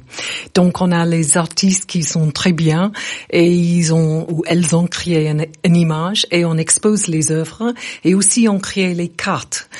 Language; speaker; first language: French; non-native, fluent; English